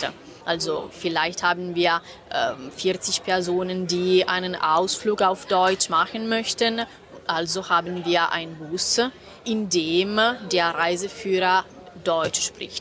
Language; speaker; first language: German; non-native, fluent; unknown